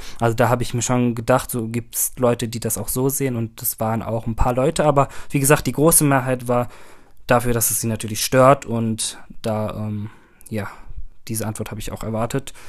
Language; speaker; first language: German; early bilingual, other home language; Turkish